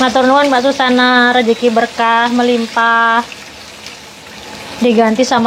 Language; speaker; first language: Indonesian; native; Indonesian